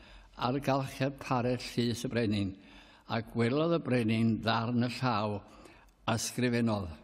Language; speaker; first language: Welsh; native; Welsh